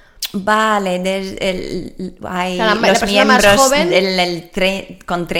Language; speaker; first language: Spanish; non-native, learner; English